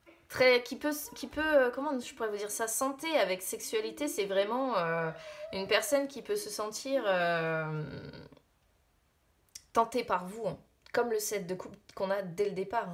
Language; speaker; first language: French; native; French